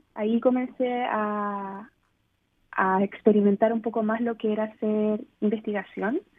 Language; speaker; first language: Spanish; native; Spanish